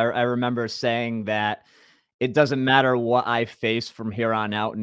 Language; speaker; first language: English; native; English